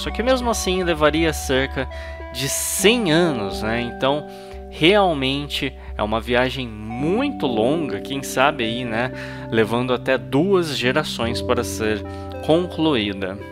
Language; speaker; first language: Portuguese; native; Portuguese